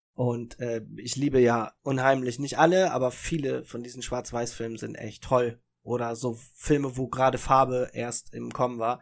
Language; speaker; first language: German; early bilingual, other home language; Italian